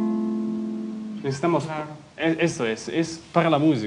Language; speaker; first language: Spanish; non-native, fluent; Italian